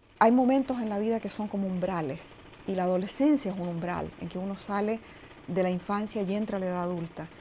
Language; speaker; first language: Spanish; native; Spanish